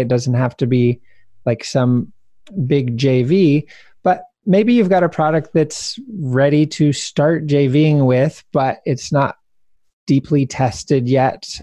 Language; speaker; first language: English; native; English